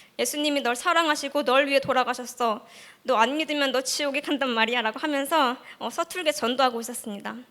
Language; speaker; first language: Korean; early bilingual, heritage; Korean